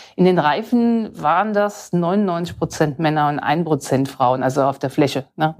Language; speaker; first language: German; native; German